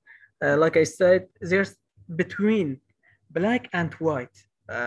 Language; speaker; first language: English; non-native, learner; Kurdish